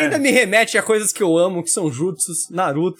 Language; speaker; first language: Portuguese; native; Portuguese